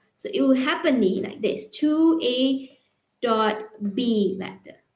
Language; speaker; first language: English; non-native, local second language; Malay